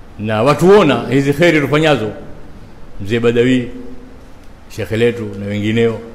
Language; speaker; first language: Swahili; native; Swahili